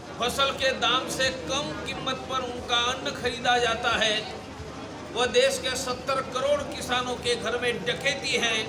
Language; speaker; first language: Hindi; native; Hindi